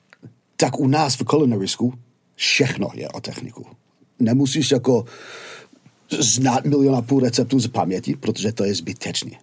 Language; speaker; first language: Czech; non-native, fluent; English